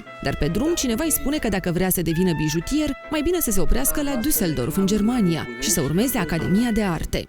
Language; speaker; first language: Romanian; native; Romanian